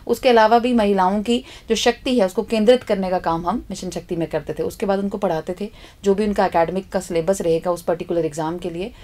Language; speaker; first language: Hindi; native; Hindi